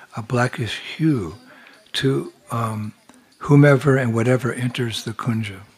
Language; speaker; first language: English; native; English